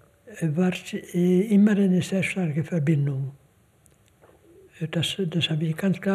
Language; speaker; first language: German; non-native, fluent; Hungarian